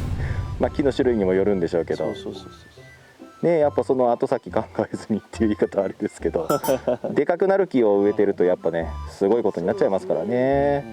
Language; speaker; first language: Japanese; native; Japanese